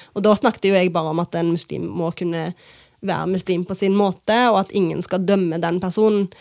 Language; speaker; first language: Norwegian; early bilingual, other home language; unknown